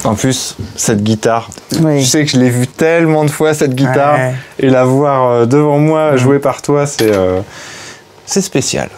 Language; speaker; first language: French; native; French